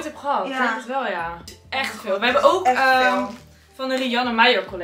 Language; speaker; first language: Dutch; native; Dutch